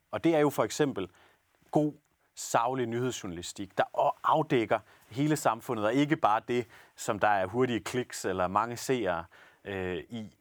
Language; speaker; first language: Danish; native; Danish